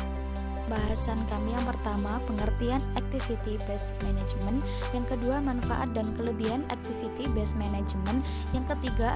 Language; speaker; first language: Indonesian; native; Indonesian